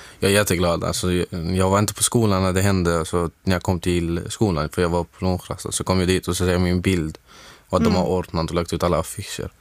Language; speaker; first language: Swedish; non-native, fluent; Arabic